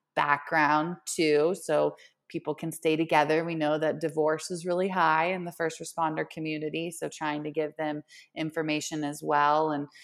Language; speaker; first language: English; native; English